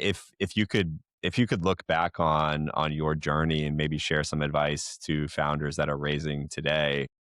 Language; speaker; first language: English; native; English